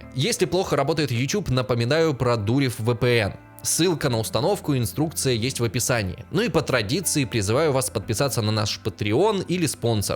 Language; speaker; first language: Russian; native; Russian